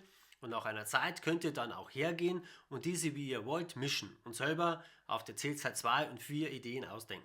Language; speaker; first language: German; native; German